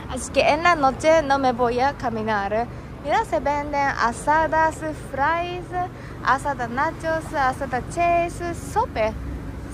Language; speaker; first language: Spanish; non-native, learner; Japanese